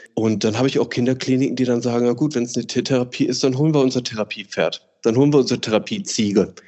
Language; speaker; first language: German; native; German